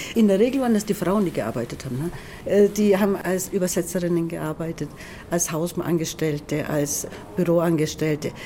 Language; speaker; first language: German; native; German